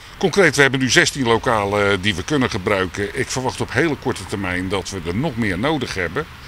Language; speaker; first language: Dutch; native; Dutch